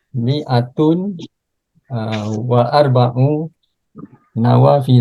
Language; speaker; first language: Arabic; non-native, learner; Indonesian